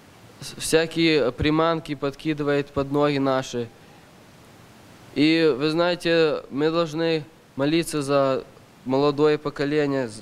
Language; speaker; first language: Russian; early bilingual, heritage; Russian